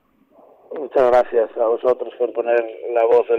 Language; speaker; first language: Spanish; native; Spanish